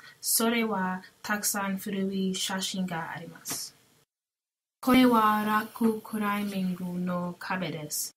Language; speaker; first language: Japanese; non-native, learner; English